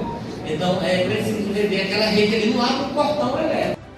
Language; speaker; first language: Portuguese; native; Portuguese